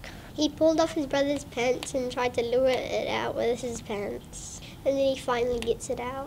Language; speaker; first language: English; native; English